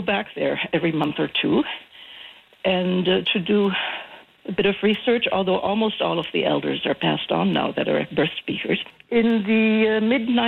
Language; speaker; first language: English; non-native, fluent; German